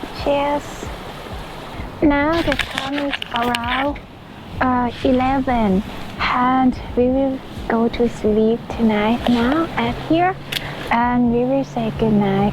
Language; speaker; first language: English; non-native, learner; Thai